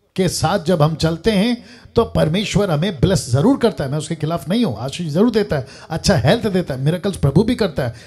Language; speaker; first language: Hindi; native; Hindi